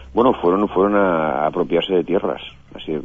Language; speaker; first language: Spanish; native; Spanish